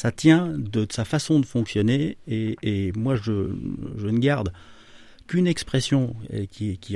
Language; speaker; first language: French; native; French